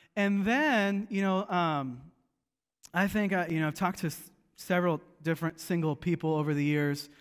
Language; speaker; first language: English; native; English